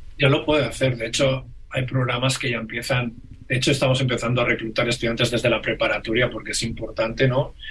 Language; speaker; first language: Spanish; non-native, local second language; Catalan